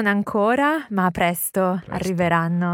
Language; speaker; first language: Italian; native; Italian